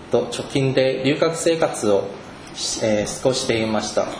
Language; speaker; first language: Japanese; non-native, fluent; Chinese